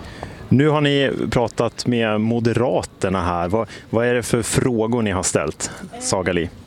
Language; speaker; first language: Swedish; native; Swedish